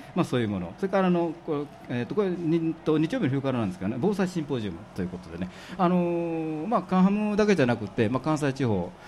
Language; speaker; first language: Japanese; native; Japanese